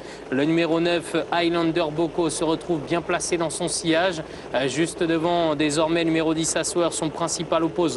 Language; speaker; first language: French; native; French